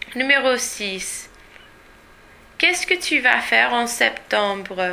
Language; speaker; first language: French; non-native, learner; English